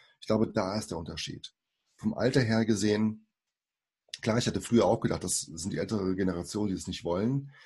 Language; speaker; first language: German; early bilingual, other home language; Portuguese